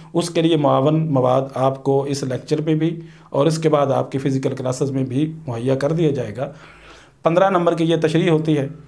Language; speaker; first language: Urdu; non-native, local second language; Punjabi